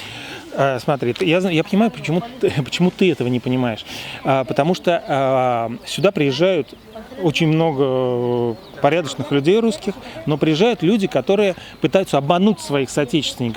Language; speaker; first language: Russian; native; Russian